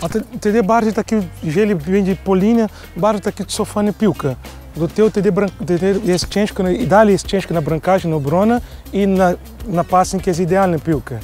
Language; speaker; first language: Polish; non-native, learner; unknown